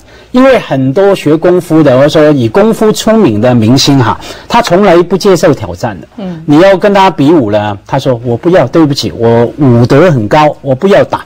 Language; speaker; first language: Chinese; non-native, local second language; Cantonese